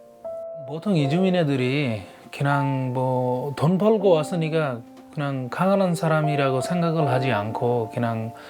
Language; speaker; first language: Korean; non-native, learner; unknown